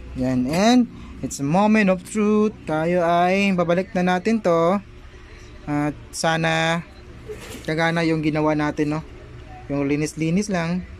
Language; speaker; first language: Filipino; non-native, local second language; Cebuano